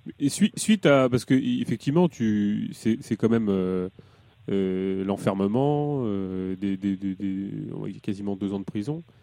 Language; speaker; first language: French; native; French